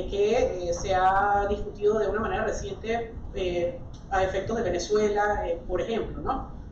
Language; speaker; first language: Spanish; native; Spanish